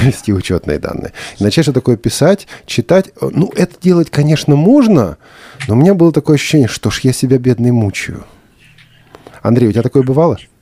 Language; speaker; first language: Russian; native; Russian